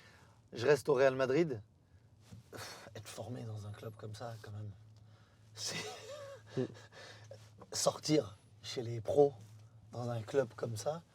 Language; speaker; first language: French; native; French